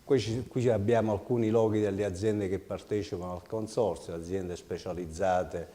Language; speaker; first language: Italian; native; Italian